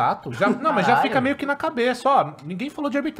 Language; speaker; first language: Portuguese; native; Portuguese